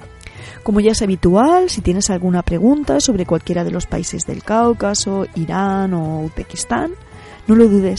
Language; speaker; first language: Spanish; native; Spanish